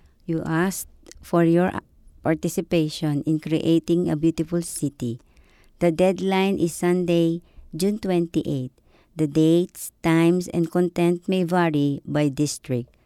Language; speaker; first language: English; non-native, local second language; Filipino